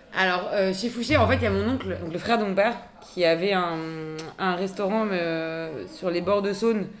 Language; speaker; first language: French; native; French